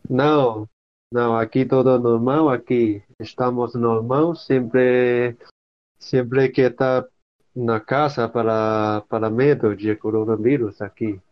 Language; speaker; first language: Portuguese; non-native, learner; Cantonese